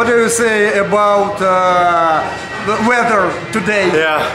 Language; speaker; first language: English; non-native, learner; Russian